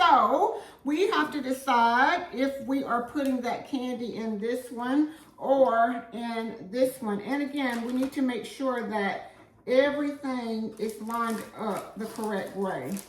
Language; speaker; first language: English; native; English